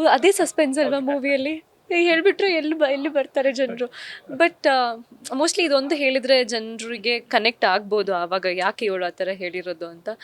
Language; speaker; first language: Kannada; non-native, local second language; Kodava